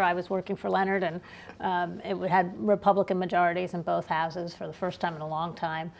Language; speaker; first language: English; native; English